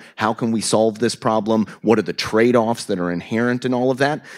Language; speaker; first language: English; native; English